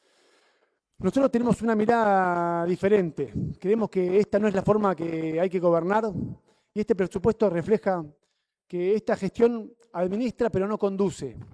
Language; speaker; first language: Spanish; native; Spanish